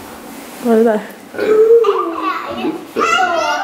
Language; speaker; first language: Swedish; native; Swedish